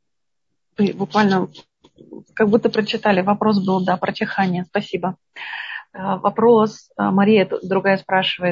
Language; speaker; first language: Russian; native; Russian